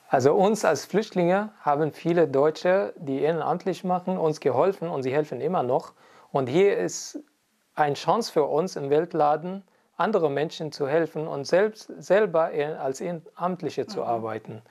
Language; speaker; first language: German; non-native, fluent; Arabic